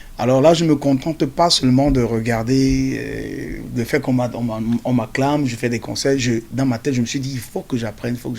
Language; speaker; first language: French; non-native, local second language; Duala